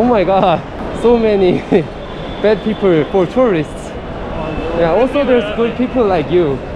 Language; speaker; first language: English; non-native, learner; Korean